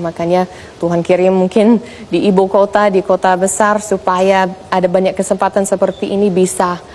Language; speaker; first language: Indonesian; non-native, fluent; English